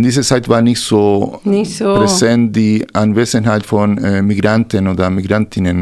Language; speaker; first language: German; non-native, fluent; Spanish